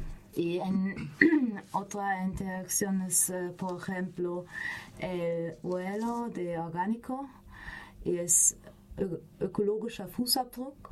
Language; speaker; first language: Spanish; non-native, learner; German